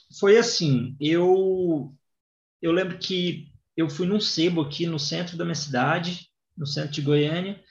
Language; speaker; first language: Portuguese; native; Portuguese